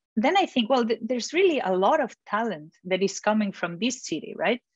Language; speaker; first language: English; non-native, fluent; Catalan